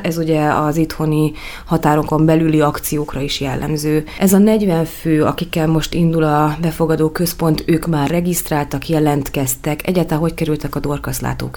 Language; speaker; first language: Hungarian; native; Hungarian